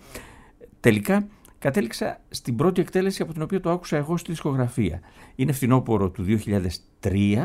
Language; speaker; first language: Greek; native; Greek